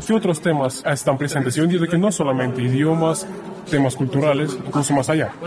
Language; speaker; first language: Spanish; non-native, fluent; Russian